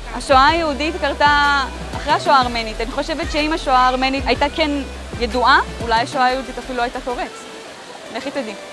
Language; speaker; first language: Hebrew; early bilingual, other home language; Armenian